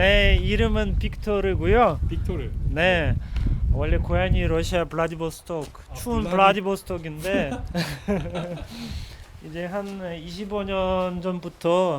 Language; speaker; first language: Korean; non-native, fluent; Russian